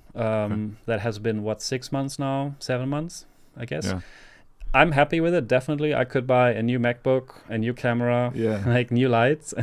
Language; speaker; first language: English; non-native, fluent; German